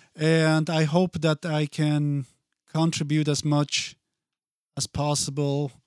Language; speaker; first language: English; non-native, fluent; Italian